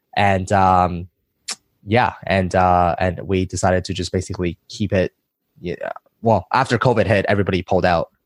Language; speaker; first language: English; early bilingual, other home language; Chinese